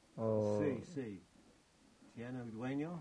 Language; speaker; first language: Spanish; non-native, fluent; English